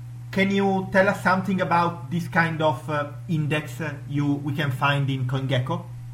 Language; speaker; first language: English; non-native, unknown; Italian